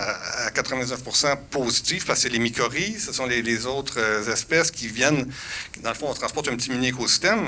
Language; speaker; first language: French; native; French